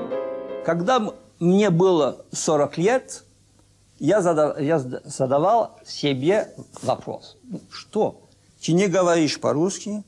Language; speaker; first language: Russian; early bilingual, heritage; French